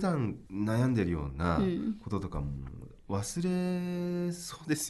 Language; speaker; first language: Japanese; native; Japanese